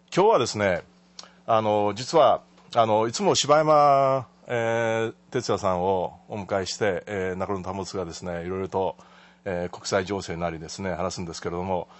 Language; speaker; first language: Japanese; native; Japanese